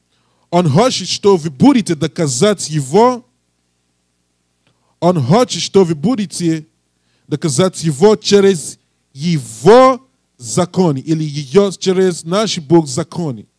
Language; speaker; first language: Russian; non-native, learner; English